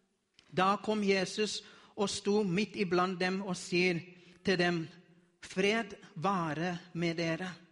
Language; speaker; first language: Norwegian; non-native, learner; Afrikaans